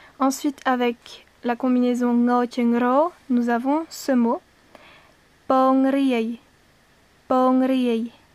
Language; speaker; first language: French; native; French